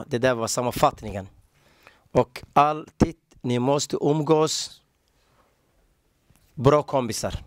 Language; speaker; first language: Swedish; non-native, learner; Somali